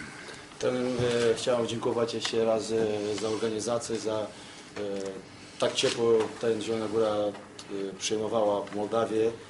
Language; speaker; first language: Polish; non-native, learner; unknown